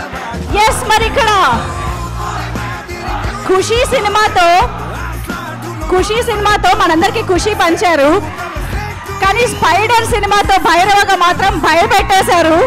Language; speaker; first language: Telugu; native; Telugu